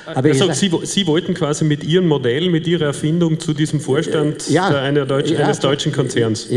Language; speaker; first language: German; native; German